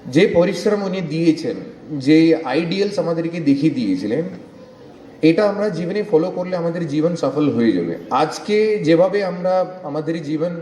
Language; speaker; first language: Bangla; non-native, local second language; Malayalam